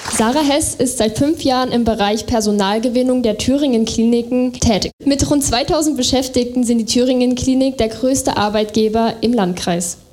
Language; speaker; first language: German; native; German